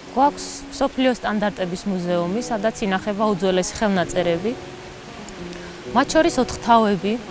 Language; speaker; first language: Georgian; non-native, local second language; Svan